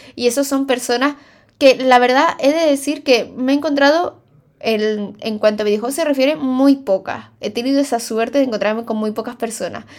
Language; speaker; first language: Spanish; early bilingual, other home language; Chinese